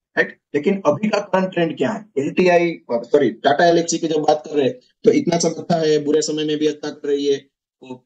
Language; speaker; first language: Hindi; non-native, local second language; Gujarati